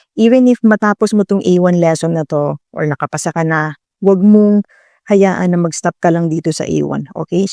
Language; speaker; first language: Filipino; native; Filipino